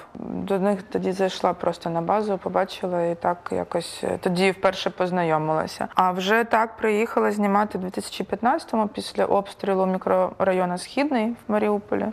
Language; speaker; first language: Ukrainian; native; Ukrainian